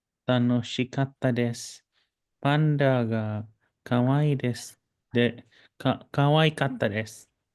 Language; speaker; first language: Japanese; non-native, learner; Indonesian